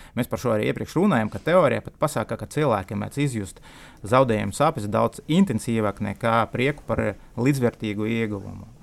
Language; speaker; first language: Latvian; non-native, local second language; Russian